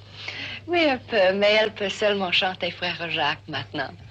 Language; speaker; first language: French; non-native, fluent; English